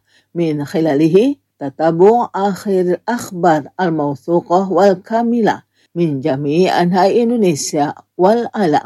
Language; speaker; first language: Arabic; non-native, fluent; Indonesian